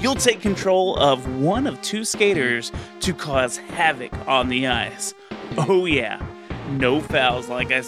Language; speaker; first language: English; native; English